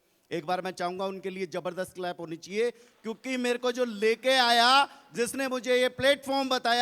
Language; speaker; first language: Hindi; native; Hindi